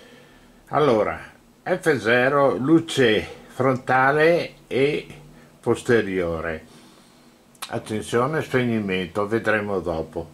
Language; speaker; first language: Italian; native; Italian